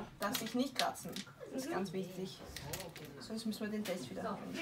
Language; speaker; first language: German; native; German